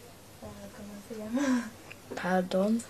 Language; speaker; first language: Spanish; non-native, learner; English